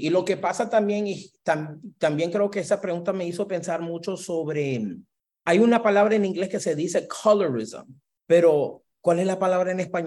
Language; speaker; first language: Spanish; early bilingual, heritage; Spanish